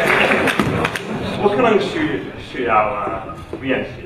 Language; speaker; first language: Chinese; non-native, learner; English